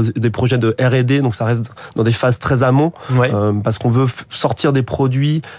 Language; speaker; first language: French; native; French